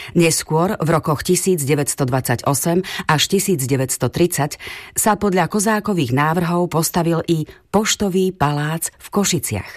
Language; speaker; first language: Slovak; native; Slovak